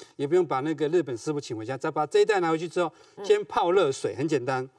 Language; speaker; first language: Chinese; native; Chinese